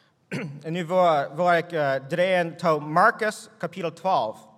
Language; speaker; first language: German; non-native, learner; English